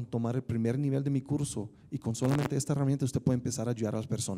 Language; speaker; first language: Spanish; native; Spanish